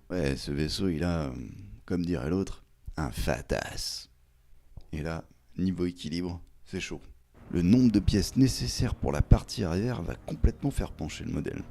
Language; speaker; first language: French; native; French